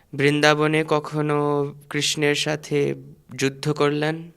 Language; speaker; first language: Bangla; native; Bangla